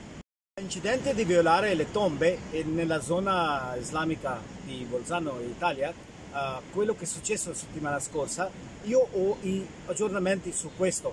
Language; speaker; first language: Italian; non-native, learner; Urdu